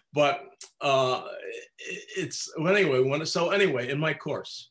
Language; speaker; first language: English; native; English